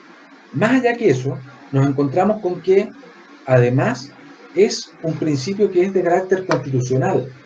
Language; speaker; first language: Spanish; native; Spanish